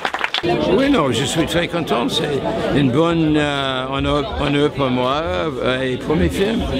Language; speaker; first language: French; non-native, learner; English